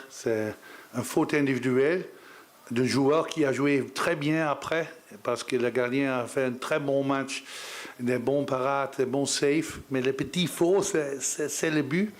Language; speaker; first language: French; non-native, learner; Dutch